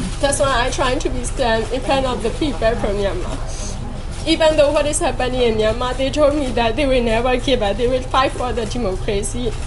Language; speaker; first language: English; non-native, fluent; Burmese